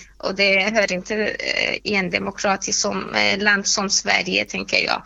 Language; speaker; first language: Swedish; non-native, fluent; Persian